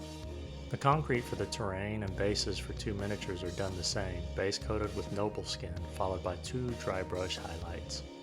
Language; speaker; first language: English; native; English